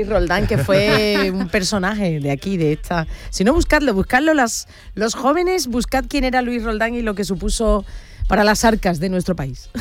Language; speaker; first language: Spanish; native; Spanish